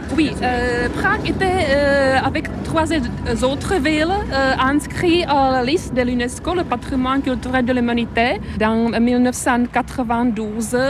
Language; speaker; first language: French; non-native, fluent; Czech